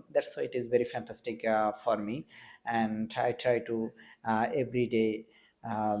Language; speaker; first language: English; non-native, learner; Bangla